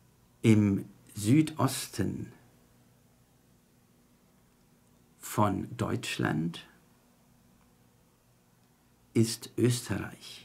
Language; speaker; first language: German; non-native, fluent; Chinese